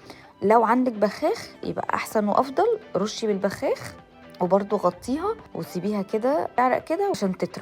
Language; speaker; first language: Arabic; native; Arabic